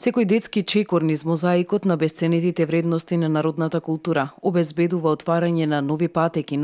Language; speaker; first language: Macedonian; native; Macedonian